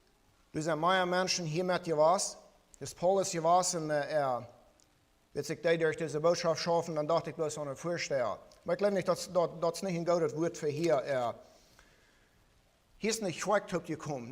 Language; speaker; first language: German; non-native, learner; Plautdietsch